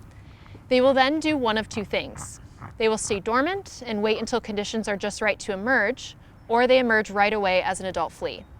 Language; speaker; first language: English; native; English